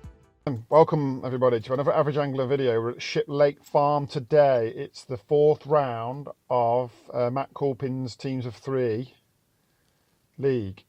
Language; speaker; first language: English; native; English